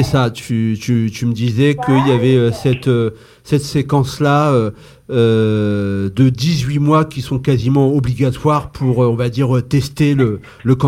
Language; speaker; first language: French; native; French